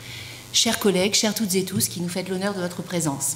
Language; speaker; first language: French; native; French